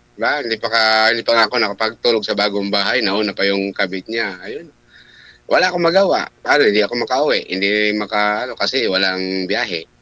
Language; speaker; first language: Filipino; non-native, local second language; Cebuano